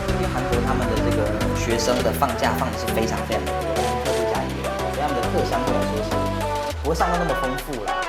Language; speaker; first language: Chinese; native; Chinese